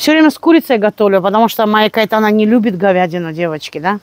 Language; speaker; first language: Russian; native; Russian